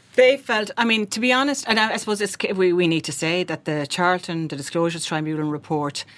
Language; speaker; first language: English; native; English